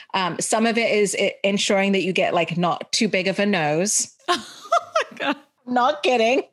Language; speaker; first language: English; early bilingual, heritage; Arabic